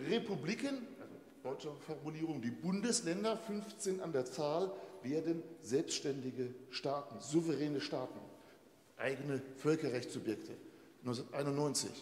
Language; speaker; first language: German; native; German